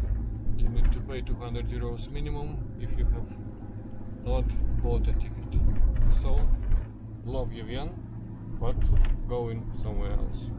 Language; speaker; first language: English; non-native, fluent; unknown